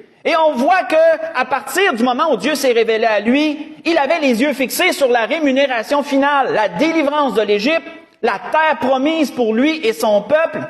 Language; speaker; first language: French; native; French